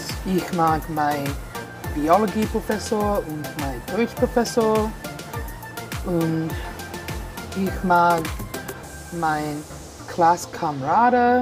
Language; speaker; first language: German; non-native, learner; English